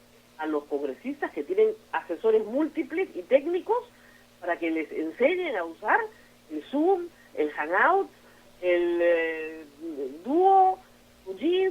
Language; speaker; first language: Spanish; native; Spanish